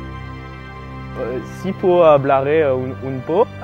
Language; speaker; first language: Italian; non-native, learner; French